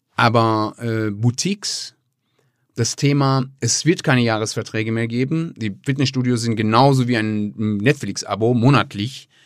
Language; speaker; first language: German; non-native, fluent; Persian